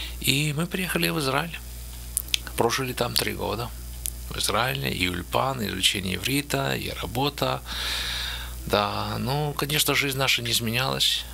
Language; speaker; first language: Russian; native; Russian